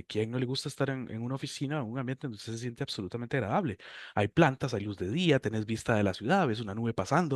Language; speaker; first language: Spanish; native; Spanish